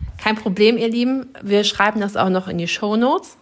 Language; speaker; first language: German; native; German